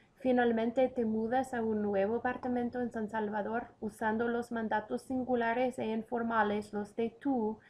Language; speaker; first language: Spanish; non-native, fluent; English